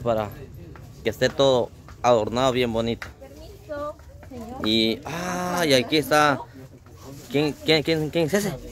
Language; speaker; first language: Spanish; native; Spanish